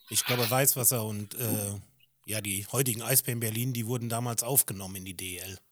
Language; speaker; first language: German; native; German